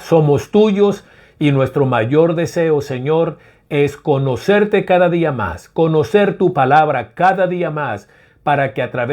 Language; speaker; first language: Spanish; native; Spanish